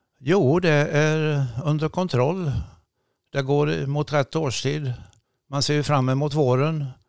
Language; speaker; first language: Swedish; native; Swedish